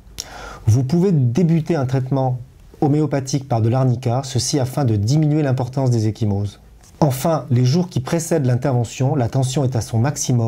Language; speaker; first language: French; native; French